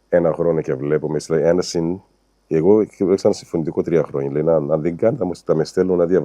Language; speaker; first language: Greek; non-native, learner; Kabuverdianu